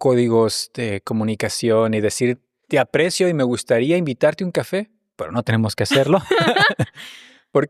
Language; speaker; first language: Spanish; native; Spanish